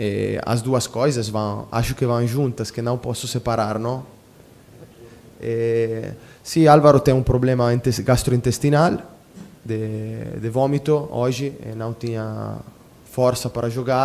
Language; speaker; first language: Portuguese; non-native, fluent; Italian